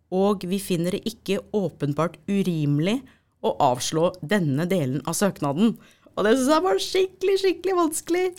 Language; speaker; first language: Norwegian; non-native, fluent; English